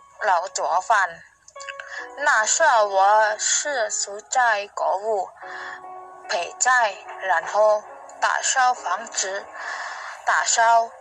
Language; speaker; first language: Chinese; non-native, learner; Indonesian